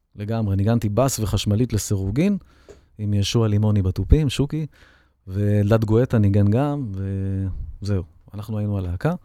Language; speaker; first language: Hebrew; native; Hebrew